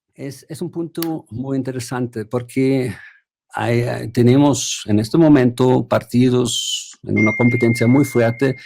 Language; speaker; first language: Spanish; non-native, fluent; German